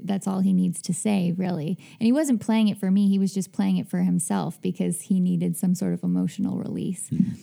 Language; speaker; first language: English; native; English